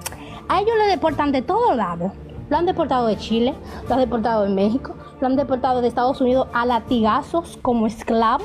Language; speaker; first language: Spanish; native; Spanish